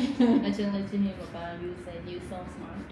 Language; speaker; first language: English; non-native, learner; Vietnamese